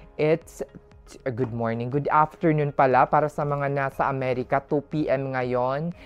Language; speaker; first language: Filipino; non-native, local second language; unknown